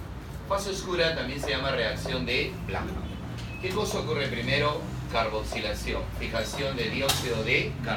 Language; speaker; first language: Spanish; native; Spanish